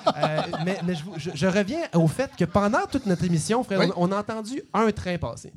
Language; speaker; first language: French; native; French